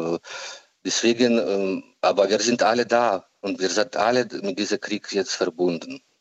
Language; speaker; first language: German; non-native, learner; Ukrainian